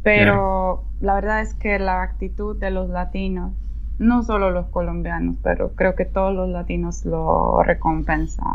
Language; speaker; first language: Spanish; non-native, fluent; Polish